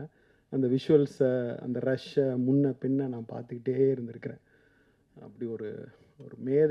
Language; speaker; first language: Tamil; native; Tamil